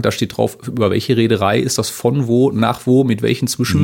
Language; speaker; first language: German; native; German